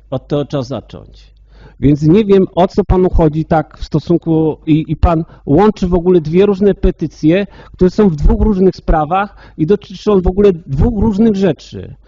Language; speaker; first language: Polish; native; Polish